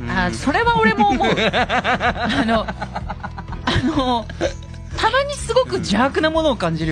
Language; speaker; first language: Japanese; native; Japanese